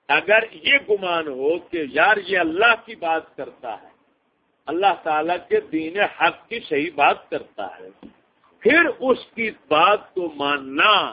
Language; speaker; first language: Urdu; native; Urdu